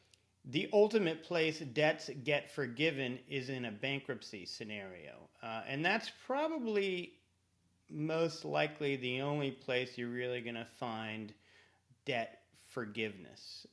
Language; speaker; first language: English; native; English